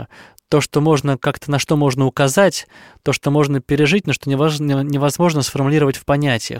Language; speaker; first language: Russian; native; Russian